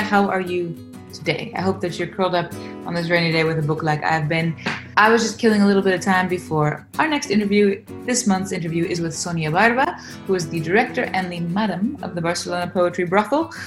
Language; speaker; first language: English; native; English